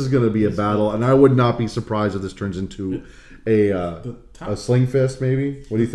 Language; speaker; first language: English; native; English